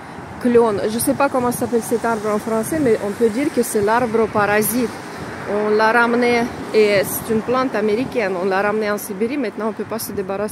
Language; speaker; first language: French; non-native, fluent; Russian